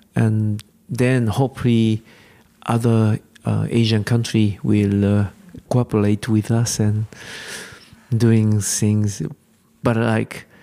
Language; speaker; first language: English; non-native, learner; Japanese